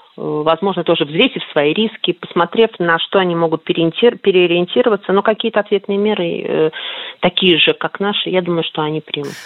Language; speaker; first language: Russian; native; Russian